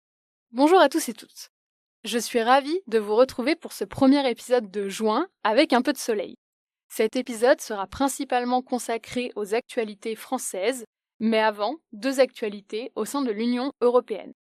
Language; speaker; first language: French; native; French